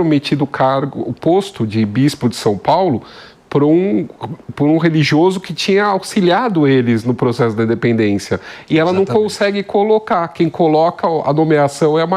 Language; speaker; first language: Portuguese; native; Portuguese